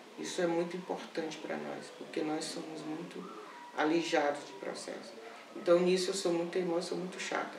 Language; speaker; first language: Portuguese; native; Portuguese